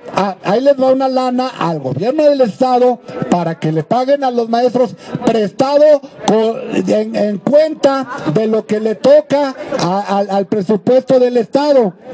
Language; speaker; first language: Spanish; native; Spanish